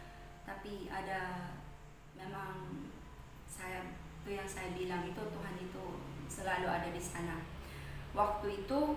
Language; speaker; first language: Indonesian; non-native, fluent; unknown